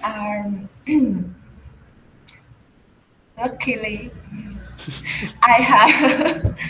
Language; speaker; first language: English; non-native, learner; Vietnamese